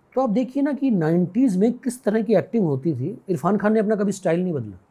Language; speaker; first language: Hindi; native; Hindi